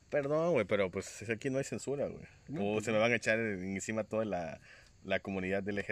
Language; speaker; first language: Spanish; native; Spanish